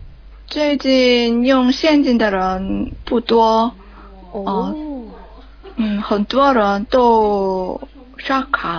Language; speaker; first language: Chinese; non-native, learner; Korean